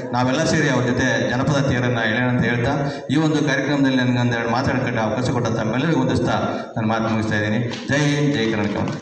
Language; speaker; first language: Kannada; native; Kannada